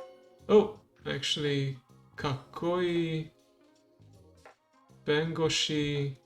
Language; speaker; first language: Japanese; non-native, learner; English